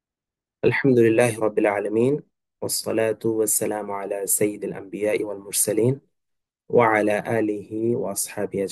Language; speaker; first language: Arabic; non-native, fluent; Bangla